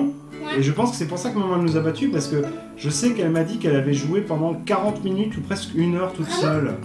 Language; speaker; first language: French; native; French